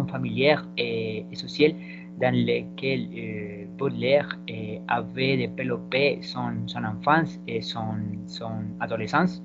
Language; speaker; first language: French; non-native, learner; Spanish